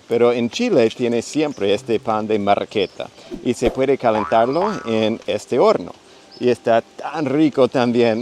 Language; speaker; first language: Spanish; non-native, fluent; English